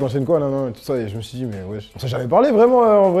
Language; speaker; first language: French; native; French